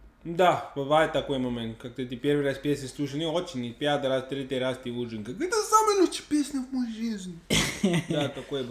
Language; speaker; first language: Russian; non-native, learner; English